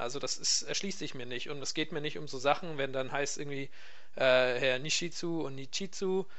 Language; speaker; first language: German; native; German